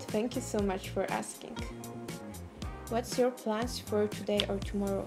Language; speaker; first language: English; non-native, fluent; Polish